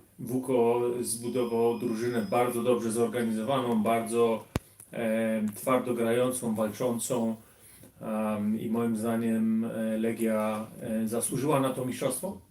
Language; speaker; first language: Polish; early bilingual, heritage; Polish